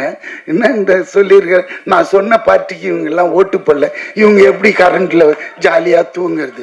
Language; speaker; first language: Tamil; native; Tamil